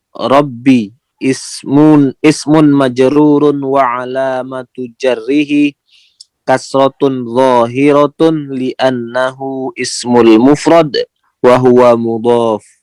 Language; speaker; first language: Arabic; non-native, learner; Indonesian